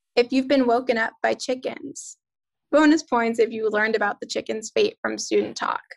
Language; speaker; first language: English; native; English